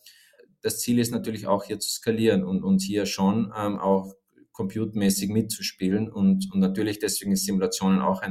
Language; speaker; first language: German; native; German